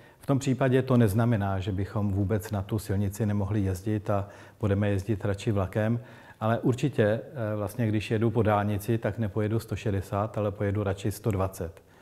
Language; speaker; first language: Czech; native; Czech